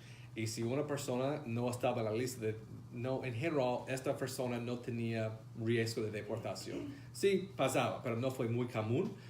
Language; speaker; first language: Spanish; non-native, fluent; English